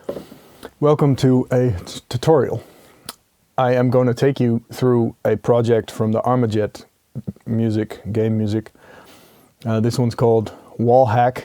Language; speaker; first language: English; non-native, fluent; Dutch